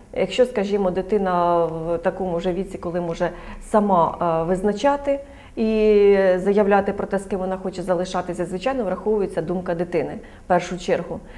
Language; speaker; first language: Ukrainian; native; Ukrainian